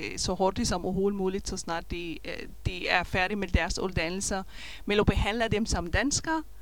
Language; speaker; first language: Danish; non-native, learner; Hebrew